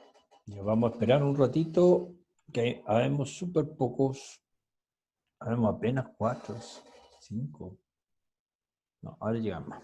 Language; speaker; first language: Spanish; native; Spanish